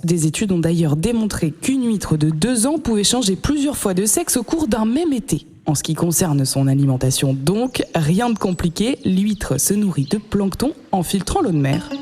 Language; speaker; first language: French; native; French